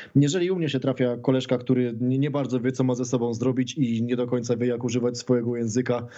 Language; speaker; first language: Polish; native; Polish